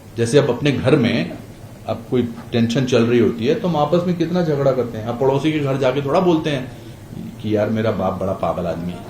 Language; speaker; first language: Hindi; native; Hindi